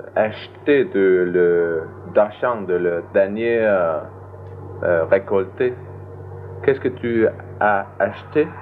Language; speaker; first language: French; non-native, learner; Danish